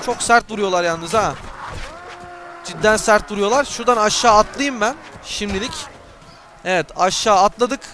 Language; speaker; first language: Turkish; native; Turkish